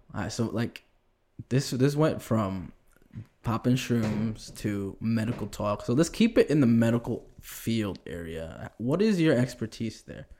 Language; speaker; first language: English; native; English